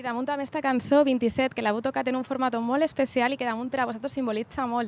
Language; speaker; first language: Catalan; native; Catalan